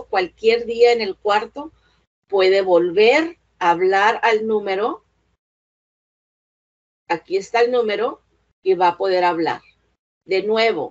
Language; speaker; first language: Spanish; early bilingual, heritage; Spanish